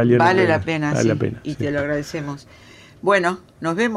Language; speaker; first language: Spanish; native; Spanish